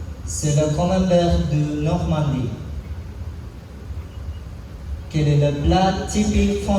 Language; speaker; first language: French; non-native, learner; Sinhala